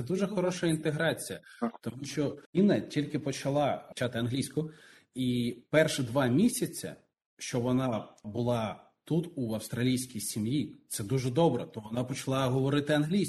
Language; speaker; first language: Ukrainian; non-native, local second language; Russian